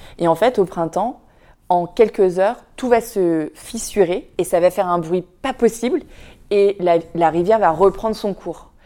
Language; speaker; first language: French; early bilingual, other home language; Vietnamese